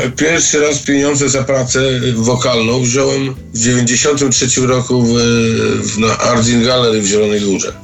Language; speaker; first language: Polish; native; Polish